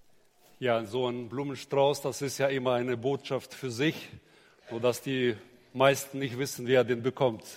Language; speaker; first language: German; native; German